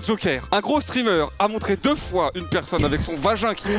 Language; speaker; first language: French; native; French